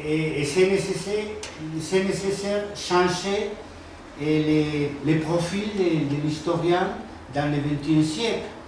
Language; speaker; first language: French; non-native, fluent; Spanish